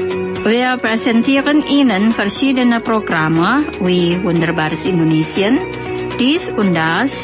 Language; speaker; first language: German; non-native, fluent; Indonesian